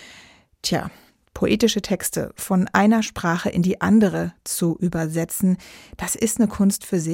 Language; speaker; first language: German; native; German